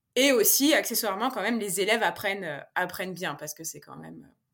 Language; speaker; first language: French; native; French